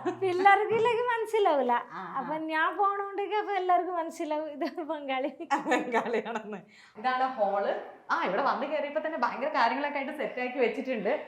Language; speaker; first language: Malayalam; non-native, local second language; Odia